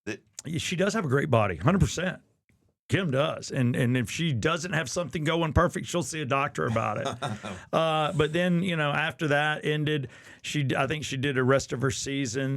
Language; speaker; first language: English; native; English